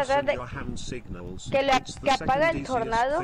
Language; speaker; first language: Spanish; native; Spanish